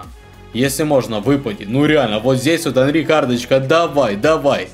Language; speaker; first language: Russian; native; Russian